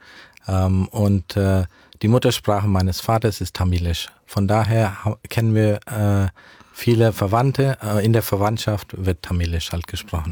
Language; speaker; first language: German; early bilingual, heritage; German